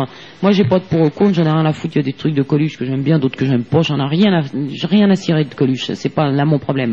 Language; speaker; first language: French; native; French